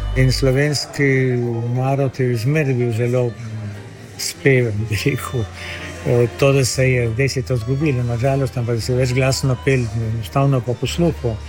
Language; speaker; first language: Slovenian; early bilingual, heritage; Slovenian